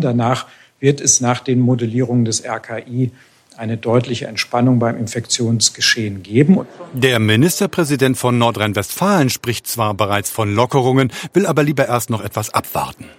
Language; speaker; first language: German; native; German